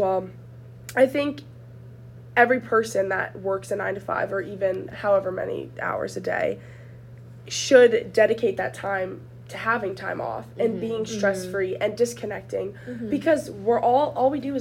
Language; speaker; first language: English; native; English